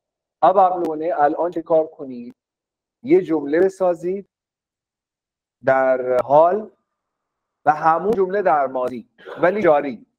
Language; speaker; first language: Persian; non-native, fluent; Urdu